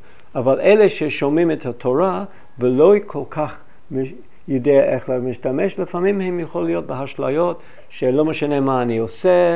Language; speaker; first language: Hebrew; non-native, fluent; English